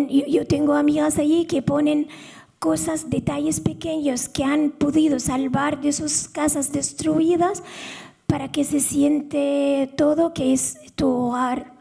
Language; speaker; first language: Spanish; non-native, fluent; Arabic